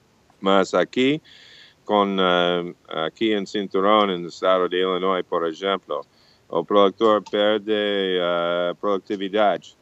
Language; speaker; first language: Portuguese; non-native, fluent; English